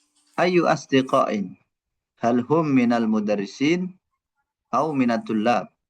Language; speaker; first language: Arabic; non-native, fluent; Indonesian